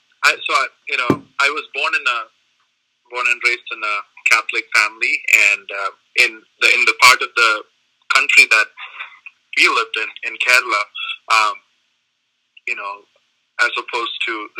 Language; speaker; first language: English; non-native, local second language; Malayalam